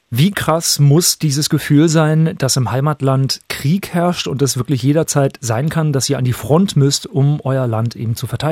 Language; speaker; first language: German; native; German